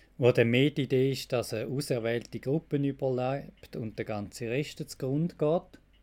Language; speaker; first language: German; native; German